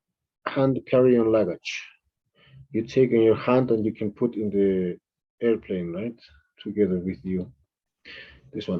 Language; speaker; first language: English; non-native, fluent; Spanish